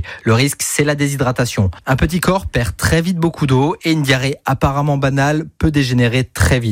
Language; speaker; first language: French; native; French